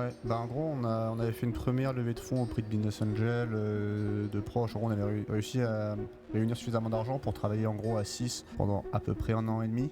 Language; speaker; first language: French; native; French